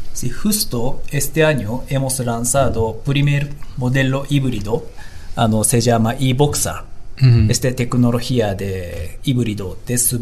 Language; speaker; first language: Spanish; non-native, learner; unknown